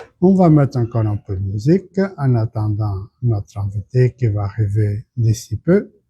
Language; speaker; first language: French; non-native, fluent; Portuguese